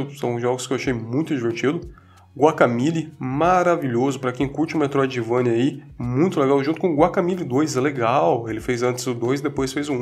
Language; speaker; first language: Portuguese; native; Portuguese